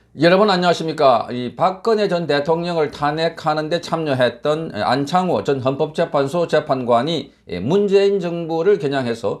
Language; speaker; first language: Korean; native; Korean